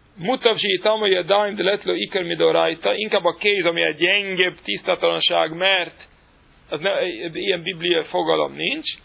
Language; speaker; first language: Hungarian; non-native, fluent; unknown